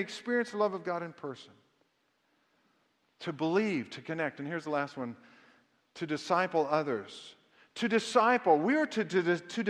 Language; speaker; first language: English; native; English